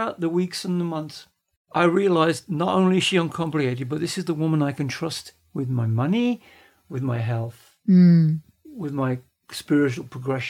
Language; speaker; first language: English; native; English